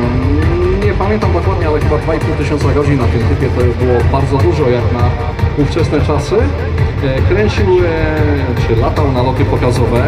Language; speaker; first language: Polish; native; Polish